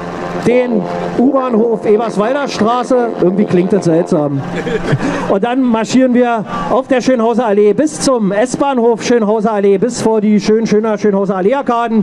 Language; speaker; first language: German; native; German